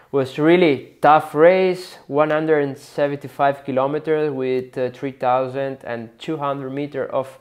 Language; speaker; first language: English; non-native, learner; Italian